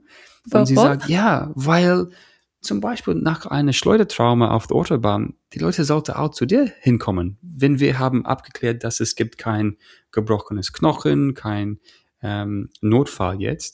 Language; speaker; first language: German; non-native, fluent; English